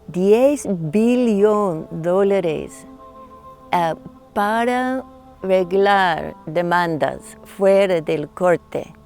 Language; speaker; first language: Spanish; non-native, learner; English